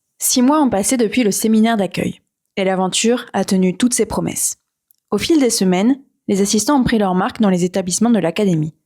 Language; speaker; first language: French; native; French